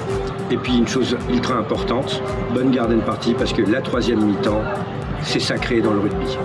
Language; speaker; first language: French; native; French